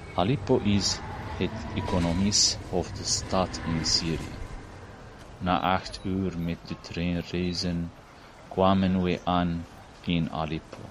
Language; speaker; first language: Dutch; non-native, learner; Arabic